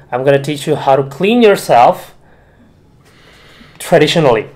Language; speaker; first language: English; non-native, fluent; Indonesian